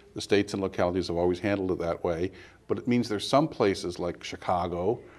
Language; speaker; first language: English; native; English